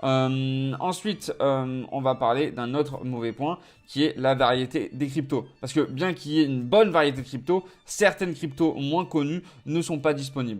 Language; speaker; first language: French; native; French